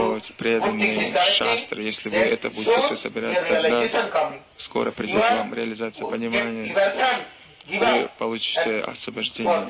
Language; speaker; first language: Russian; non-native, learner; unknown